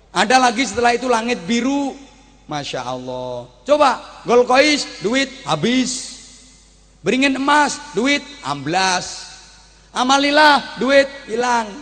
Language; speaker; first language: Indonesian; non-native, local second language; Javanese